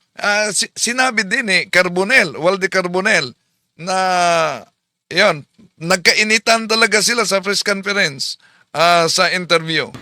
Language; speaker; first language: Filipino; native; Filipino